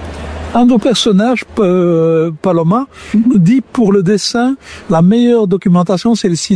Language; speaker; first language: French; native; French